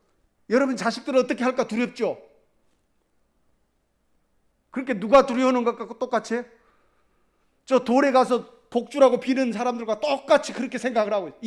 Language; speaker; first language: Korean; native; Korean